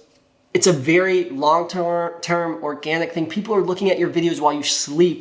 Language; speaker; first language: English; native; English